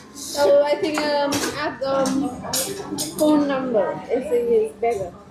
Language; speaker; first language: English; non-native, learner; Vietnamese